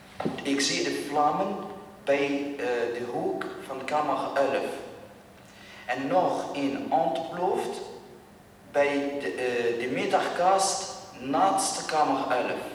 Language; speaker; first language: Dutch; non-native, learner; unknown